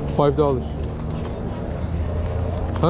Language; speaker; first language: English; non-native, learner; Turkish